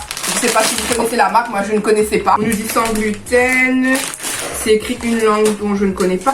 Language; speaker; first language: French; native; French